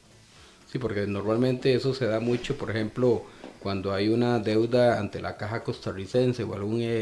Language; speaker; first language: Spanish; native; Spanish